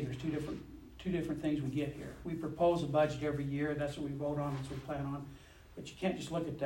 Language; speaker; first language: English; native; English